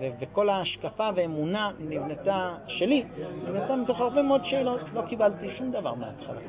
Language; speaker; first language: Hebrew; non-native, fluent; English